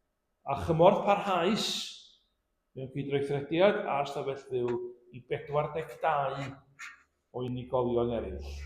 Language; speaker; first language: Welsh; native; Welsh